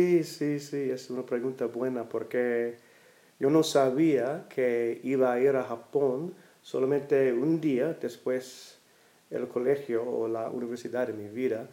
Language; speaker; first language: Spanish; non-native, fluent; English